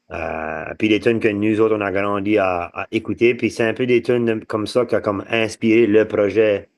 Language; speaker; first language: French; native; French